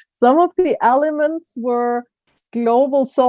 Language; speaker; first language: English; non-native, fluent; German